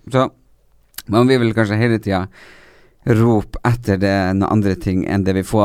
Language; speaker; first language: Norwegian; native; Norwegian